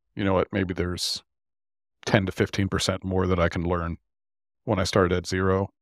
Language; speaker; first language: English; native; English